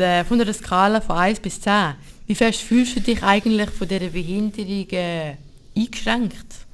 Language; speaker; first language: German; native; German